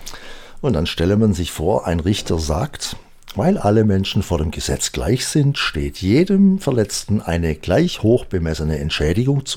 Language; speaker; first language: German; native; German